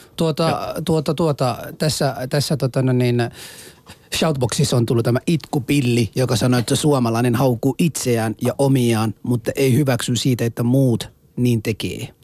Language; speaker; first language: Finnish; non-native, fluent; Somali